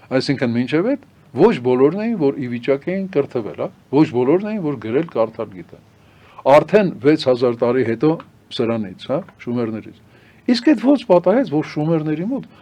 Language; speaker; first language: Armenian; native; Armenian